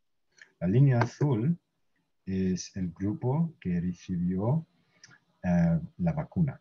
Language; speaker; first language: Spanish; non-native, fluent; English